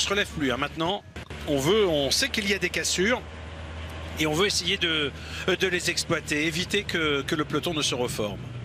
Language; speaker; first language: French; native; French